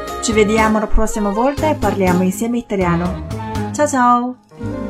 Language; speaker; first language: Italian; non-native, fluent; Chinese